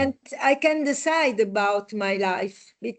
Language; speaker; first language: English; non-native, fluent; Italian